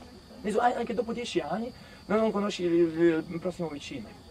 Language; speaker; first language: Italian; non-native, fluent; Serbian